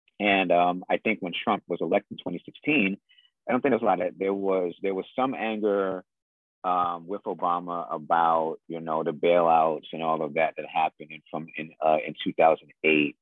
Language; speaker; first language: English; native; English